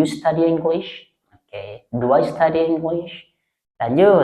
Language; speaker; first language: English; non-native, fluent; Indonesian